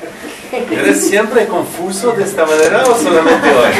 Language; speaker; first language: Spanish; non-native, learner; French